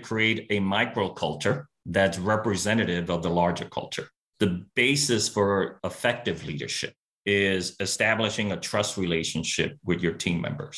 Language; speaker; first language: English; early bilingual, other home language; Spanish